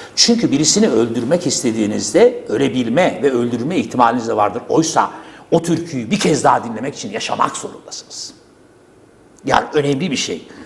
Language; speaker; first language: Turkish; native; Turkish